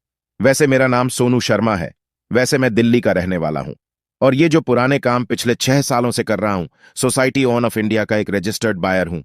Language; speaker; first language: Hindi; native; Hindi